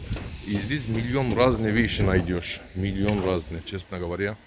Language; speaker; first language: Russian; non-native, learner; Turkish